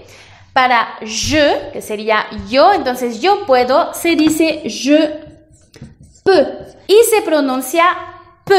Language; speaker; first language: Spanish; non-native, fluent; French